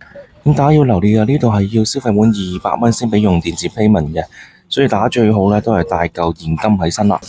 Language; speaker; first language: Cantonese; native; Cantonese